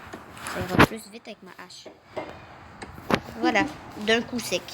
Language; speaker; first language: French; native; French